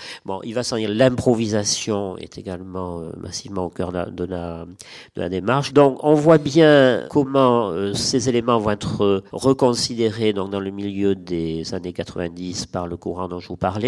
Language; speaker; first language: French; native; French